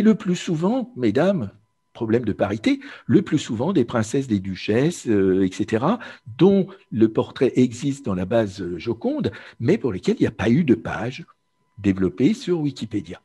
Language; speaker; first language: French; native; French